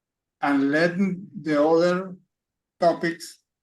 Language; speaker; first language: English; non-native, learner; Spanish